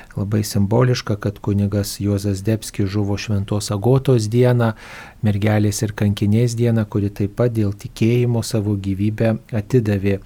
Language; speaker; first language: Lithuanian; native; Lithuanian